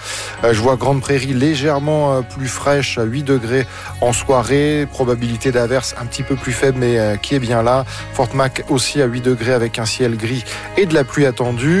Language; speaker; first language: French; native; French